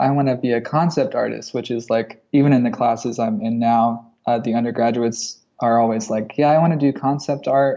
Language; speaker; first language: English; native; English